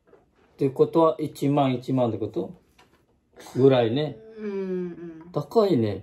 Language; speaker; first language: Japanese; non-native, learner; Indonesian